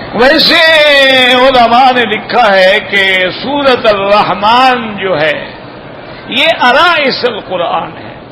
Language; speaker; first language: Urdu; native; Urdu